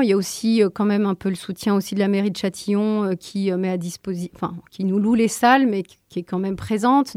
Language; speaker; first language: French; native; French